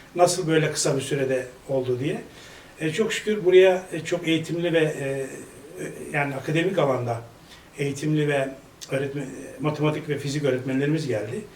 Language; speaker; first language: Turkish; native; Turkish